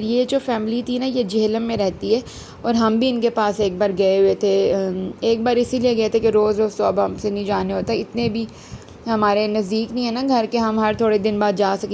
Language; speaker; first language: Urdu; native; Urdu